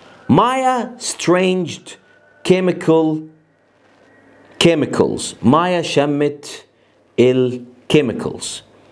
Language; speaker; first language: English; non-native, fluent; Arabic